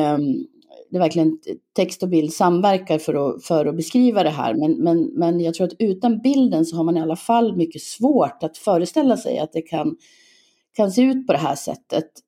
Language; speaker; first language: Swedish; native; Swedish